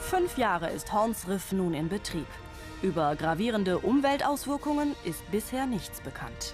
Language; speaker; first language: German; native; German